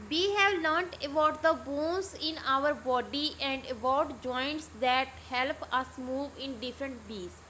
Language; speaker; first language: English; non-native, local second language; Punjabi